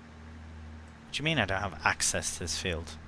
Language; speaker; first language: English; native; English